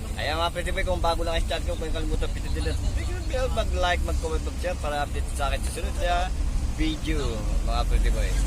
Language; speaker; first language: Filipino; non-native, local second language; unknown